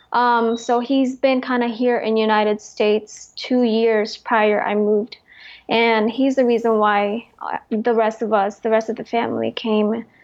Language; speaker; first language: English; early bilingual, other home language; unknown